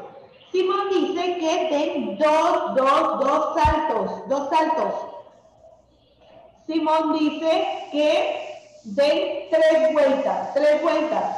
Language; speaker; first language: Spanish; native; Spanish